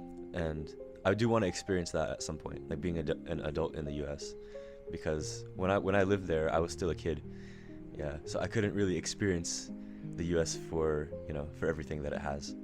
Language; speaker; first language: English; early bilingual, other home language; Japanese